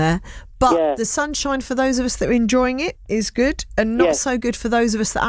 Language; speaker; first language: English; native; English